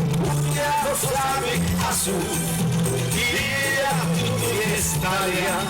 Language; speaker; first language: Polish; native; Polish